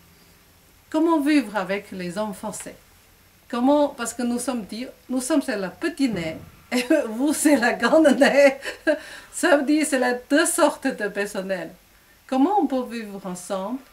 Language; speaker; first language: French; non-native, learner; Chinese